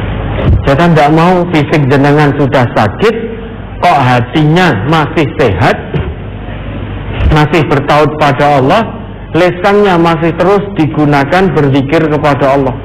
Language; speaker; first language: Indonesian; non-native, local second language; Javanese